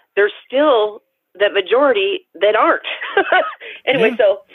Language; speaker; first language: English; native; English